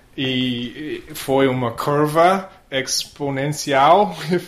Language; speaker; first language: Portuguese; non-native, learner; English